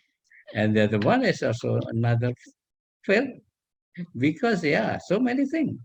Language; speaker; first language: English; non-native, learner; Indonesian